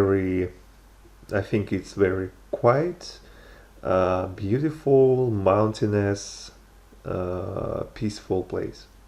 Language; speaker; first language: English; non-native, learner; Russian